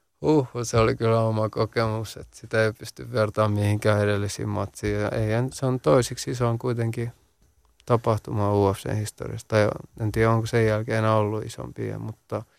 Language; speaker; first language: Finnish; early bilingual, other home language; Central Kurdish